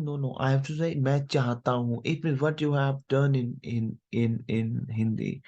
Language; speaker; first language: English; non-native, local second language; Hindi